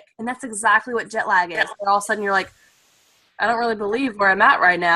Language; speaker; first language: English; native; English